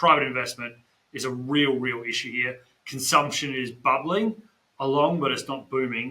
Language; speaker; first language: English; native; English